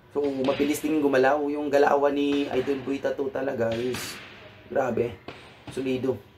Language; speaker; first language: Filipino; non-native, local second language; Cebuano